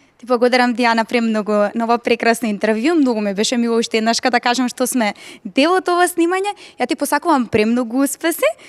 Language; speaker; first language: Macedonian; native; Macedonian